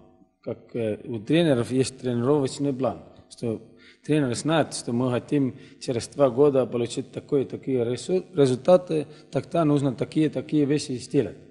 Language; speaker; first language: Russian; non-native, learner; Estonian